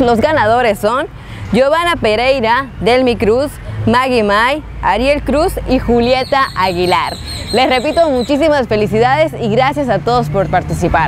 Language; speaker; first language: Spanish; native; Spanish